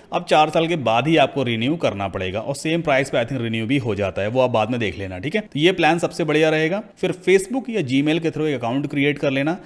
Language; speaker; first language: Hindi; native; Hindi